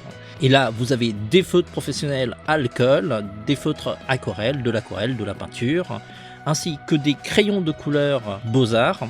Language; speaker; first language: French; native; French